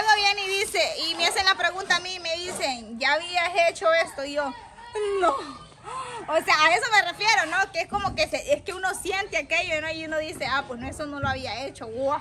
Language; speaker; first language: Spanish; native; Spanish